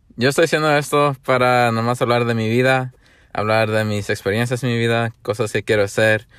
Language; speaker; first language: Spanish; early bilingual, other home language; English